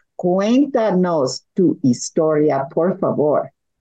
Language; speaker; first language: Spanish; non-native, learner; English